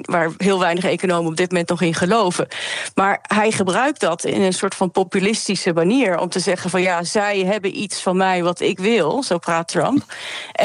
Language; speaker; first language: Dutch; native; Dutch